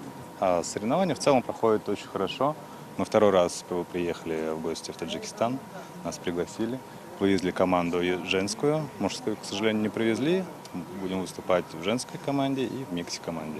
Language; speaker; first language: Russian; native; Russian